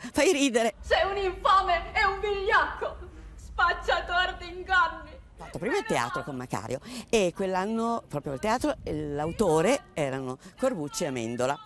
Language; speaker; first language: Italian; native; Italian